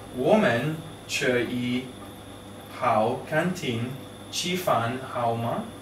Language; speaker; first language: Chinese; non-native, learner; English